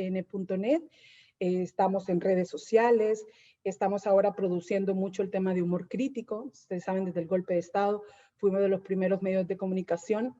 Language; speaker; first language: Spanish; native; Spanish